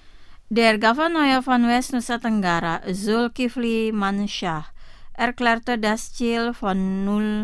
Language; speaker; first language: German; non-native, fluent; Indonesian